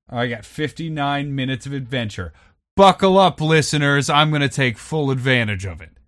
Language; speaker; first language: English; native; English